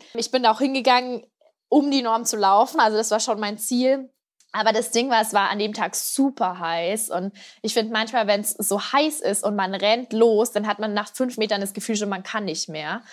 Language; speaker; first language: German; native; German